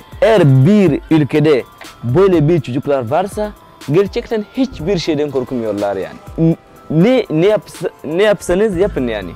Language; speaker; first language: Turkish; non-native, fluent; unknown